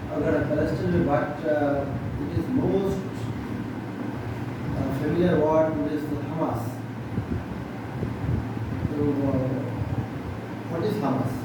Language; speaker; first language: English; non-native, learner; Bangla